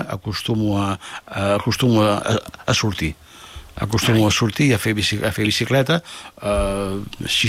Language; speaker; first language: Catalan; native; Catalan